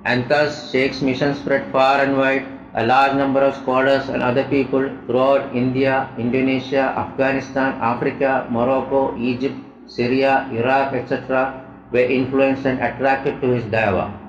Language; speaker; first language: English; non-native, local second language; Malayalam